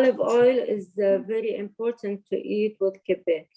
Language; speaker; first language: English; non-native, learner; Arabic